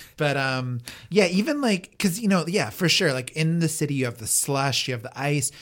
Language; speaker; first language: English; native; English